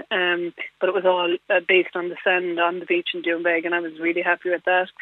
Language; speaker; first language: English; native; English